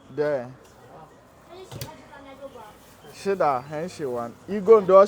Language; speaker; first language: Chinese; non-native, learner; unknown